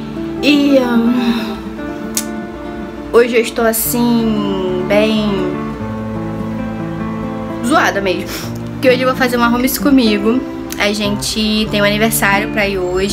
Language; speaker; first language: Portuguese; native; Portuguese